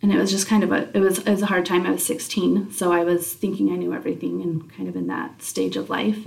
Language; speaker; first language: English; native; English